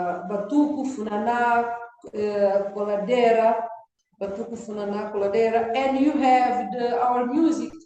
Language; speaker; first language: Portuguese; non-native, local second language; Kabuverdianu